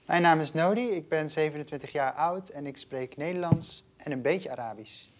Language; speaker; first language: Dutch; native; Dutch